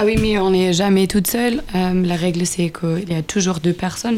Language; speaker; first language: French; non-native, fluent; German